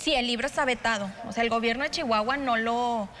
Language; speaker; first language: Spanish; native; Spanish